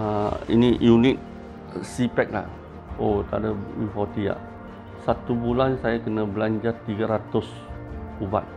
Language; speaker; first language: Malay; non-native, local second language; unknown